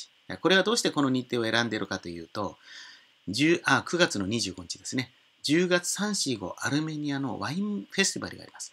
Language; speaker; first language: Japanese; native; Japanese